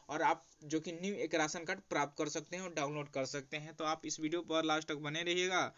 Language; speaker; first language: Hindi; native; Hindi